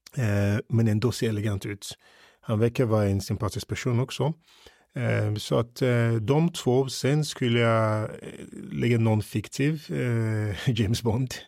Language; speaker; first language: Swedish; early bilingual, other home language; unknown